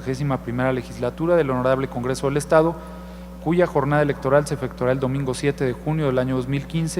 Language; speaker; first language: Spanish; native; Spanish